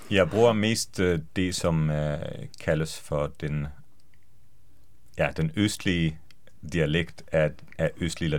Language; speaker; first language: Danish; non-native, fluent; Hebrew